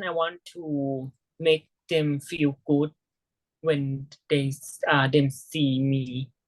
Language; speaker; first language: English; non-native, learner; Thai